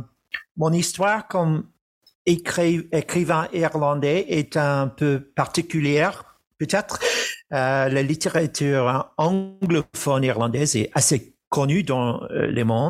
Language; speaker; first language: French; non-native, fluent; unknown